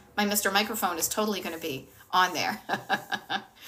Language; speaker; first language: English; native; English